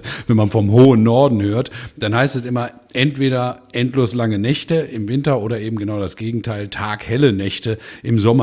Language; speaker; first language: German; native; German